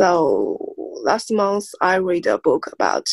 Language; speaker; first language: English; non-native, learner; Chinese